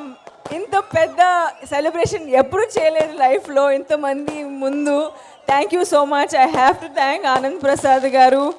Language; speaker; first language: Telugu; non-native, learner; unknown